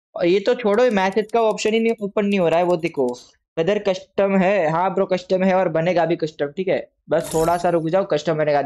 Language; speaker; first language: Hindi; non-native, local second language; Gujarati